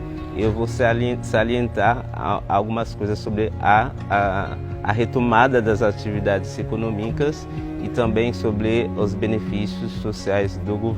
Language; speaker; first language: Portuguese; non-native, fluent; Haitian Creole